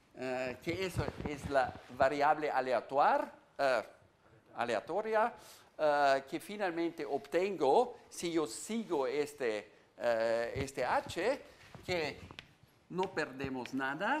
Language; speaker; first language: Spanish; non-native, fluent; German